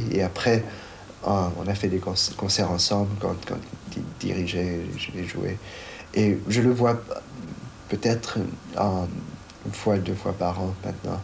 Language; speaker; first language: French; non-native, fluent; Chinese